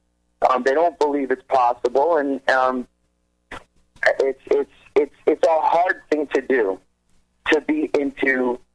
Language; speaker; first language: English; native; English